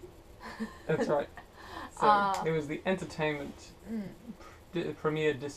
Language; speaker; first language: English; native; English